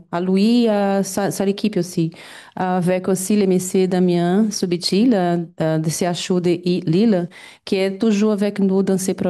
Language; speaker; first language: French; non-native, fluent; Portuguese